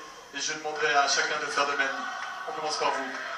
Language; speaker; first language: French; native; French